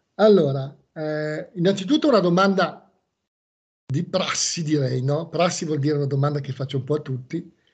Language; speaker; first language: Italian; native; Italian